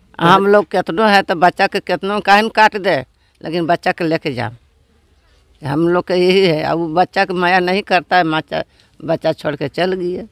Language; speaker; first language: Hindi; native; Hindi